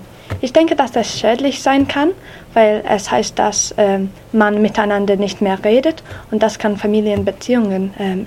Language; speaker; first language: German; non-native, learner; English